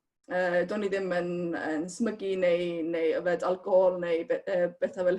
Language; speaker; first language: Welsh; non-native, fluent; Estonian